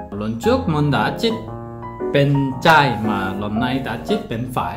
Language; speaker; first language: Vietnamese; non-native, learner; Korean